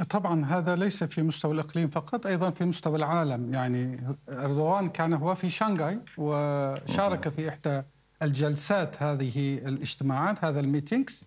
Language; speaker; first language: Arabic; non-native, fluent; Turkish